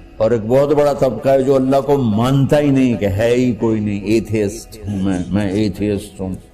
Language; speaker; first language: Urdu; non-native, local second language; Punjabi